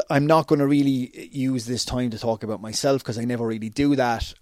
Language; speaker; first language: English; native; English